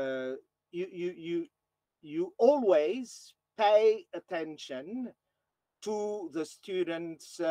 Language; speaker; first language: English; non-native, fluent; Malagasy